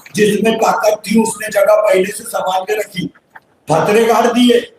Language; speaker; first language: Hindi; non-native, local second language; Marathi